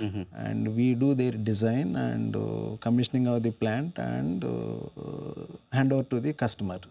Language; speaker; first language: English; non-native, local second language; Telugu